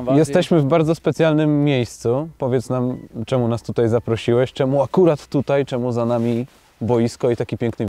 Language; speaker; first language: Polish; native; Polish